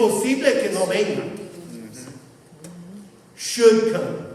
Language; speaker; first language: Spanish; non-native, fluent; English